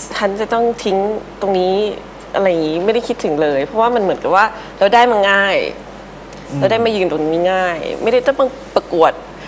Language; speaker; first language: Thai; early bilingual, heritage; Thai